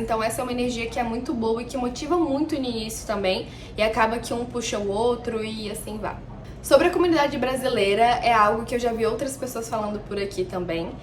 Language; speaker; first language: Portuguese; native; Portuguese